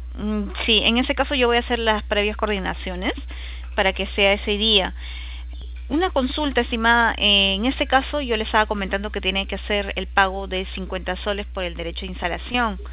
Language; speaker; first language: Spanish; native; Spanish